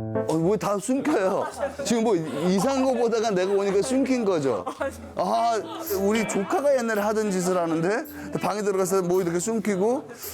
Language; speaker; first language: Korean; early bilingual, heritage; Korean